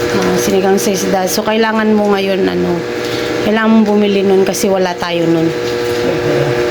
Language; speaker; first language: Filipino; non-native, local second language; Iloko